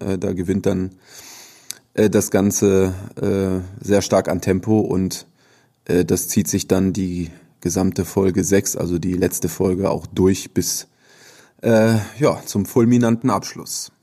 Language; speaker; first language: German; native; German